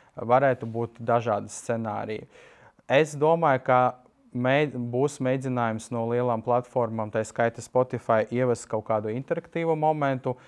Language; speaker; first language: Latvian; non-native, local second language; Russian